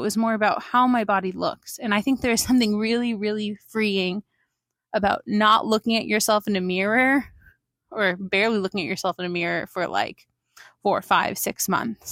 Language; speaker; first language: English; native; English